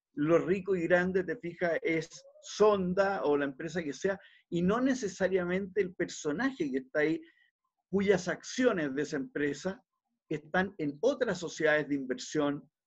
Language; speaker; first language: Spanish; native; Spanish